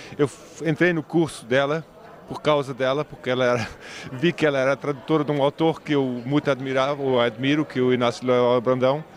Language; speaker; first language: Portuguese; early bilingual, heritage; German